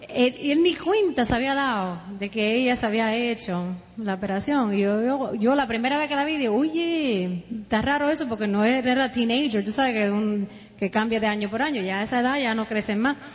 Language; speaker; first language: Spanish; early bilingual, heritage; Spanish